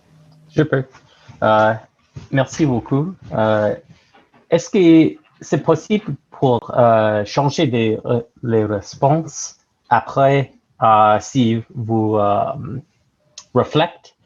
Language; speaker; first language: French; non-native, learner; English